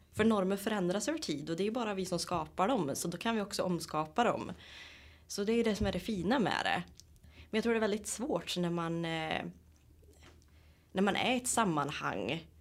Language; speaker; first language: Swedish; native; Swedish